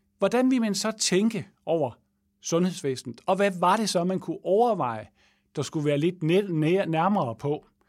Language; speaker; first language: Danish; native; Danish